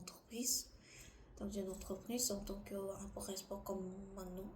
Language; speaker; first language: French; non-native, learner; Korean